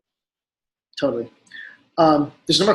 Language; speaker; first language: English; native; English